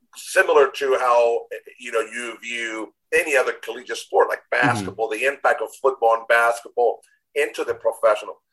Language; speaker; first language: English; non-native, fluent; Spanish